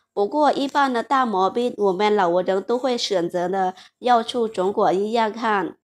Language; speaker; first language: Chinese; non-native, fluent; Lao